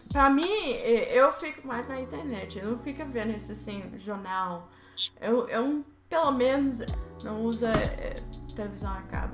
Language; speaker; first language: Portuguese; early bilingual, heritage; Portuguese